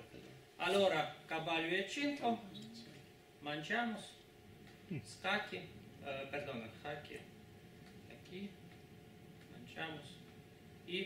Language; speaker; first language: Italian; non-native, learner; Spanish